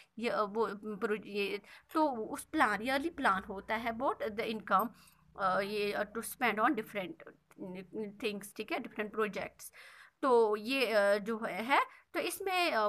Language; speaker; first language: Hindi; non-native, local second language; Kashmiri